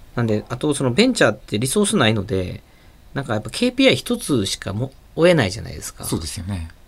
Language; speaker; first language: Japanese; native; Japanese